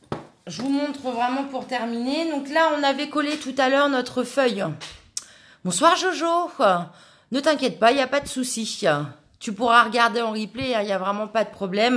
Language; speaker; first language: French; native; French